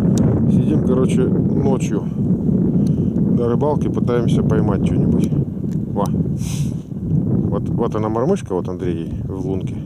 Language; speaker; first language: Russian; native; Russian